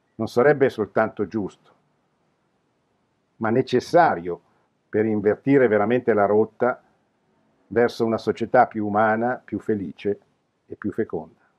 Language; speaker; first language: Italian; native; Italian